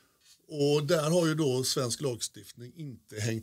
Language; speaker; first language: Swedish; native; Swedish